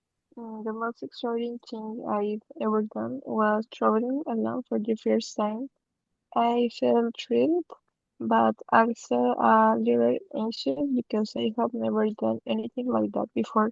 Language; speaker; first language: English; non-native, learner; Spanish